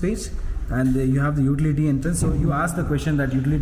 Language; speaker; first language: English; non-native, local second language; Hindi